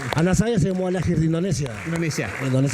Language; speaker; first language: Indonesian; non-native, fluent; Spanish